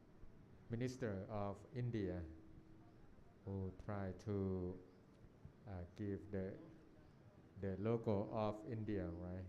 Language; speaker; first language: English; non-native, learner; Thai